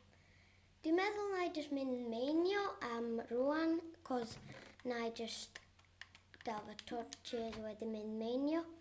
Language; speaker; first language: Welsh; non-native, local second language; English